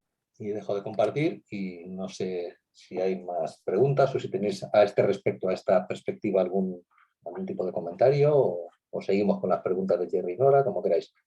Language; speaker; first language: Spanish; native; Spanish